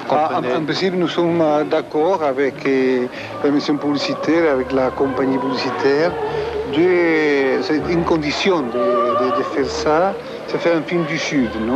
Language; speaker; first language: French; non-native, fluent; Spanish